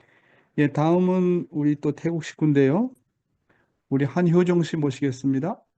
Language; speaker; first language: Korean; native; Korean